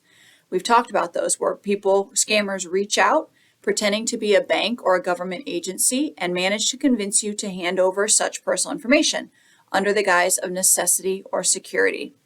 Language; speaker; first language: English; native; English